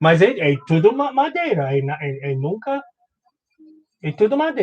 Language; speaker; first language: Portuguese; non-native, learner; English